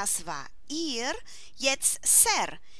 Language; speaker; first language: German; non-native, fluent; Spanish